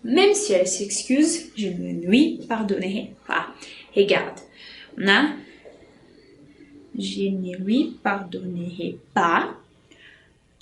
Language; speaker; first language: French; non-native, fluent; Portuguese